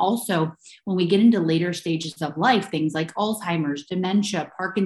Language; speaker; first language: English; native; English